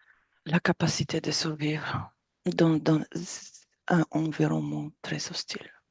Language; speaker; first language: French; non-native, fluent; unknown